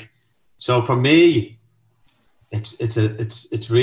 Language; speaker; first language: English; native; English